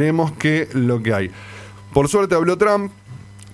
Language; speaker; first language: Spanish; native; Spanish